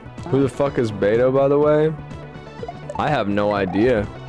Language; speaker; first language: English; native; English